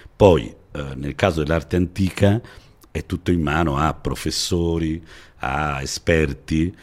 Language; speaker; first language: Italian; native; Italian